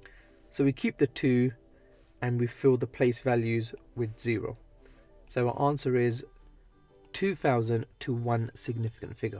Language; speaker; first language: English; native; English